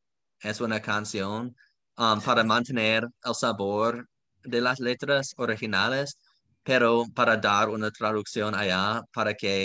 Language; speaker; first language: Spanish; non-native, fluent; English